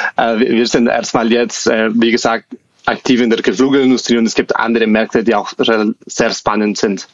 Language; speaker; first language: German; non-native, fluent; Spanish